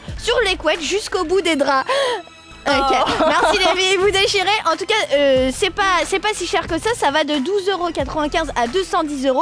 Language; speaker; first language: French; native; French